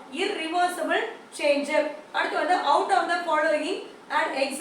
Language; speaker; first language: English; non-native, local second language; Tamil